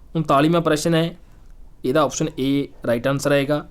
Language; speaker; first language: Hindi; non-native, local second language; Punjabi